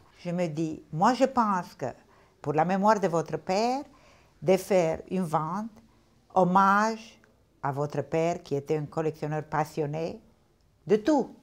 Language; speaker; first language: French; non-native, fluent; Portuguese